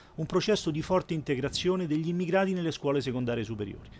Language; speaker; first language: Italian; native; Italian